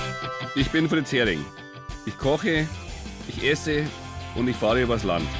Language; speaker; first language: German; native; German